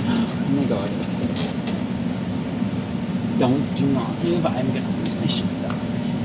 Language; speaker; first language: English; native; English